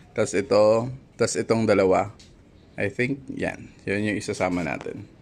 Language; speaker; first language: Filipino; native; Filipino